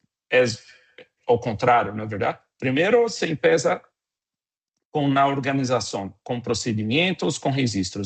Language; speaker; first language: Portuguese; non-native, fluent; Spanish